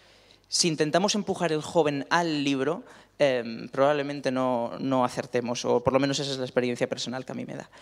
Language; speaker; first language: Spanish; native; Spanish